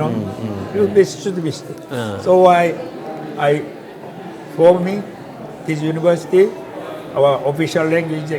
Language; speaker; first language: English; non-native, learner; Korean